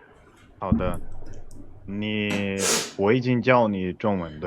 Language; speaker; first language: Chinese; non-native, fluent; Portuguese